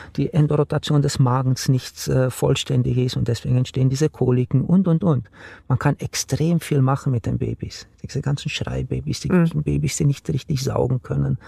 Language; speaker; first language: German; non-native, fluent; Romanian